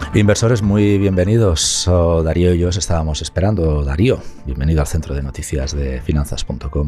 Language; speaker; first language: Spanish; native; Spanish